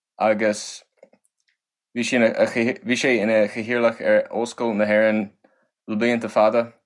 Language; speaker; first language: Irish; non-native, fluent; English